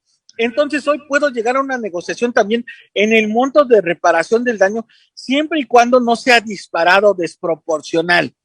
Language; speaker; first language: Spanish; native; Spanish